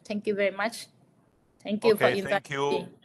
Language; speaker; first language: English; non-native, fluent; Vietnamese